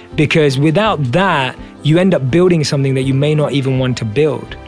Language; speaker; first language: English; native; English